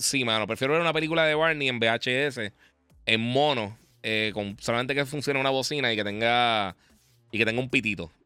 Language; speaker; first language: Spanish; native; Spanish